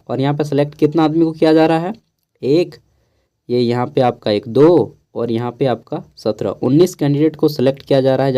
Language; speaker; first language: Hindi; native; Hindi